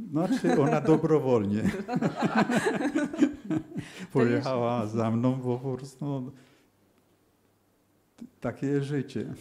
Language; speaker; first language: Polish; early bilingual, heritage; Polish